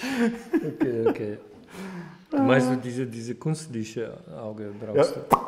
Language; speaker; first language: German; non-native, fluent; Polish